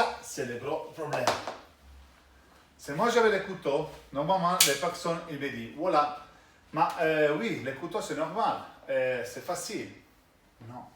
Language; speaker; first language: French; non-native, learner; Italian